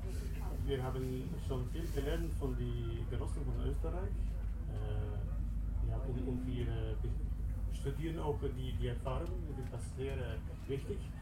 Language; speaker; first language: German; non-native, learner; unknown